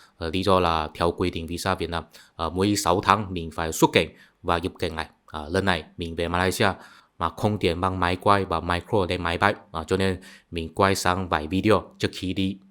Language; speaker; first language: Vietnamese; non-native, fluent; Chinese